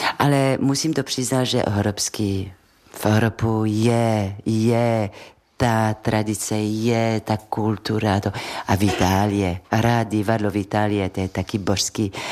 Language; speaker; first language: Czech; non-native, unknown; French